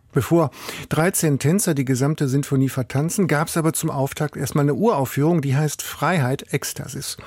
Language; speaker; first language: German; native; German